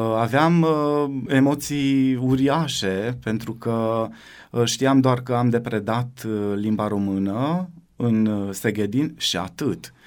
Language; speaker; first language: Romanian; native; Romanian